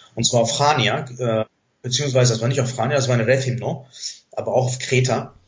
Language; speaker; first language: German; native; German